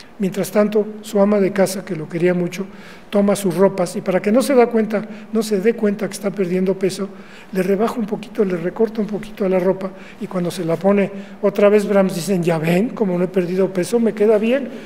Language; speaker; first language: Spanish; native; Spanish